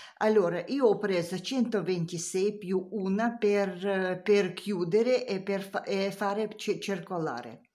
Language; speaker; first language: Italian; non-native, learner; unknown